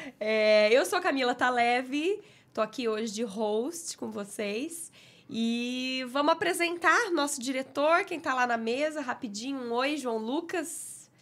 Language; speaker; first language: Portuguese; native; Portuguese